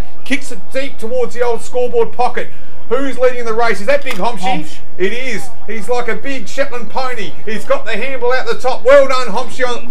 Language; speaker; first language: English; native; English